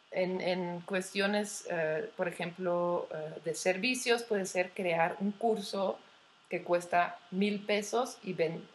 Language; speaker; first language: Spanish; non-native, fluent; Dutch